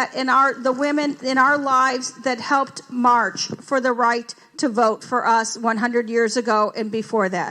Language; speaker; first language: English; native; English